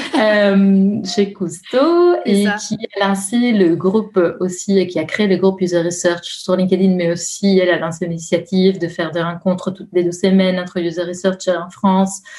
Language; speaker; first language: French; non-native, fluent; Italian